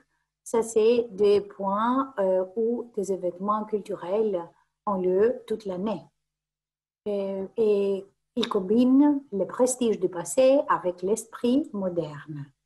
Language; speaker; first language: French; non-native, fluent; Greek